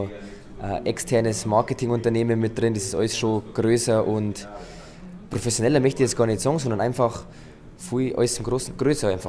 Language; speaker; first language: German; native; German